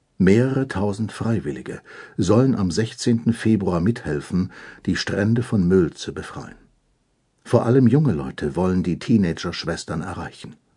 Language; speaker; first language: German; native; German